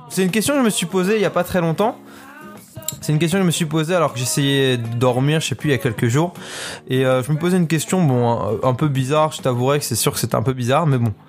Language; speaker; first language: French; native; French